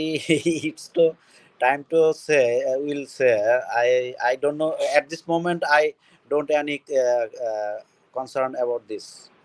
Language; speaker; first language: English; non-native, learner; Bangla